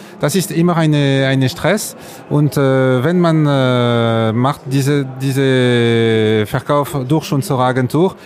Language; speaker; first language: German; non-native, learner; French